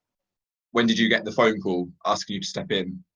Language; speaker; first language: English; native; English